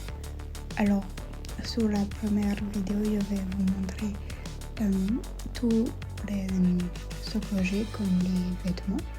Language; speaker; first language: French; non-native, learner; Spanish